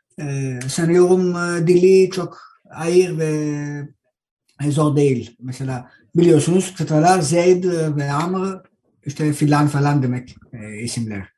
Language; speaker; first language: Turkish; non-native, learner; Greek